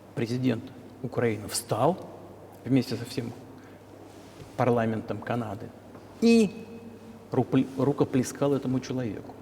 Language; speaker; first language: Russian; native; Russian